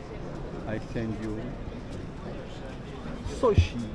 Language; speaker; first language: English; non-native, learner; Persian